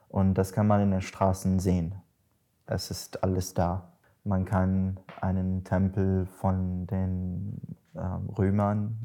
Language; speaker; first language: German; non-native, learner; Arabic